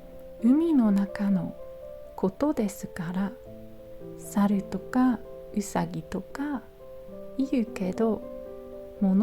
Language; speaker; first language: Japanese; non-native, learner; English